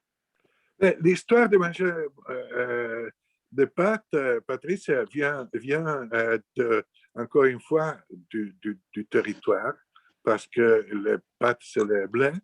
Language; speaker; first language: French; non-native, fluent; Italian